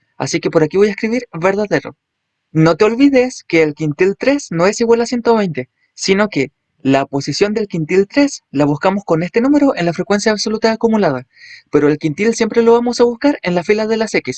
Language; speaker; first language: Spanish; native; Spanish